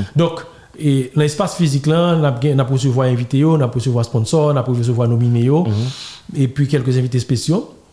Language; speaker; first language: French; non-native, local second language; Haitian Creole